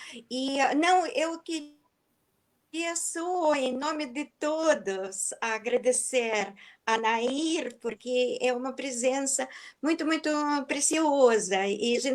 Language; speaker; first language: Portuguese; non-native, fluent; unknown